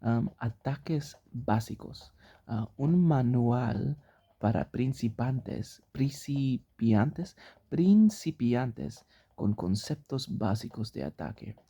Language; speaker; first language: Spanish; early bilingual, heritage; English